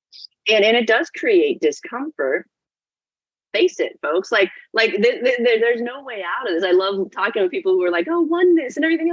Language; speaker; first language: English; native; English